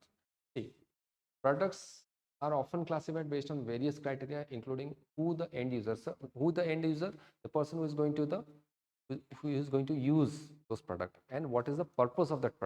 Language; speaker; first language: English; non-native, local second language; Odia